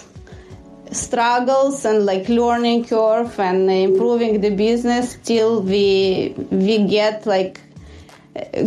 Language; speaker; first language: English; non-native, fluent; Russian